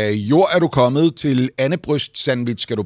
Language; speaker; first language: Danish; native; Danish